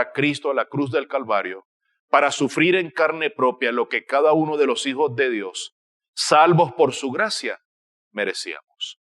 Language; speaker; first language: Spanish; native; Spanish